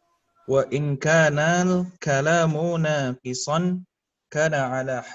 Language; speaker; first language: Arabic; non-native, learner; Indonesian